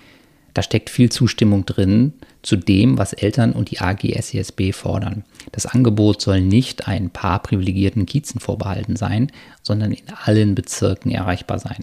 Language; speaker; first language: German; native; German